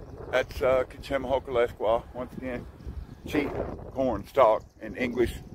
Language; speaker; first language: English; native; English